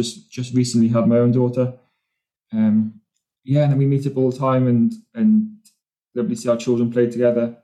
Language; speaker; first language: English; native; English